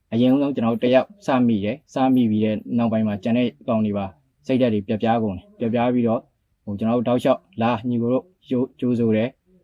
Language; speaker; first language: Burmese; native; Burmese